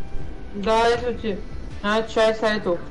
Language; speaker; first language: Bulgarian; native; Bulgarian